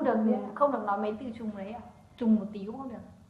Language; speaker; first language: Vietnamese; native; Vietnamese